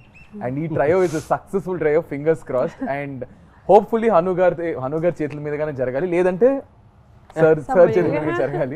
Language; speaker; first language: Telugu; native; Telugu